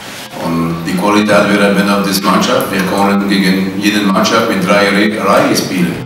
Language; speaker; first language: German; non-native, learner; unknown